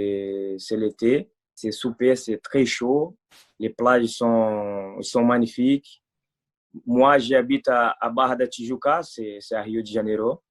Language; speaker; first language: French; non-native, fluent; Portuguese